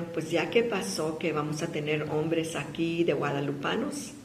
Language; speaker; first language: Spanish; early bilingual, heritage; Spanish